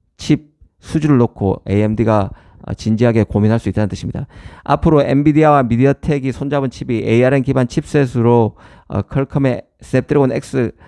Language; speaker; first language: Korean; native; Korean